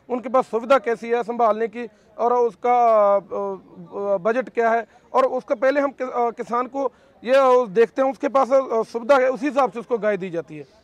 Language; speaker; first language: Hindi; non-native, local second language; Punjabi